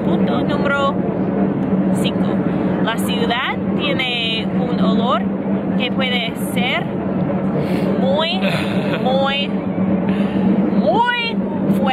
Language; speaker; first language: Spanish; non-native, learner; English